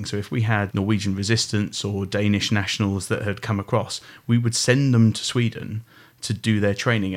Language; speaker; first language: English; native; English